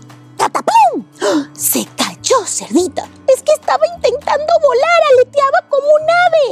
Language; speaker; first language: Spanish; native; Spanish